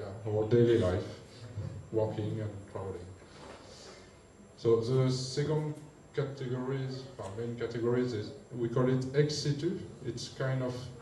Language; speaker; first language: English; non-native, learner; French